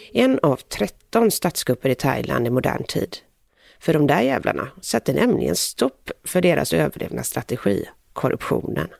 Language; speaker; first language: Swedish; native; Swedish